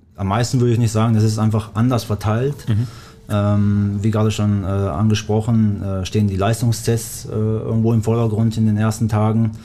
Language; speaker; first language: German; early bilingual, other home language; Albanian